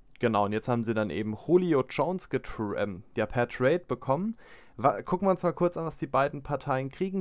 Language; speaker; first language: German; native; German